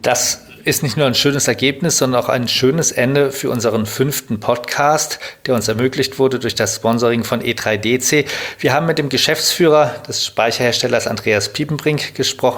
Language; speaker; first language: German; native; German